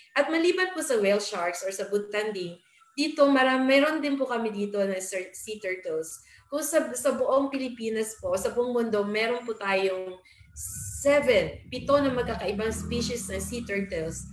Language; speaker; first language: Filipino; non-native, local second language; Bikol